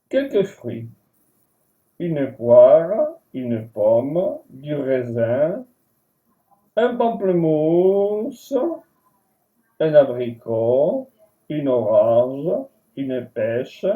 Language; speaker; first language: French; non-native, fluent; Spanish